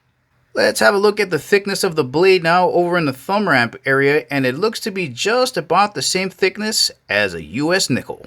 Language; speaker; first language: English; native; English